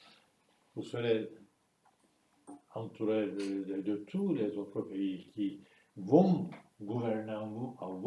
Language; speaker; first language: French; non-native, fluent; Turkish